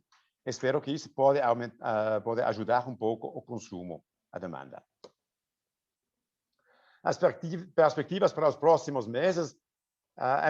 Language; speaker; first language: Portuguese; non-native, fluent; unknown